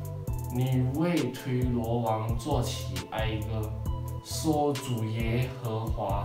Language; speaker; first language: Chinese; native; Chinese